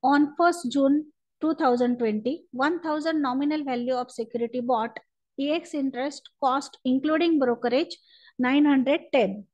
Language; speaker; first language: Hindi; non-native, local second language; Marathi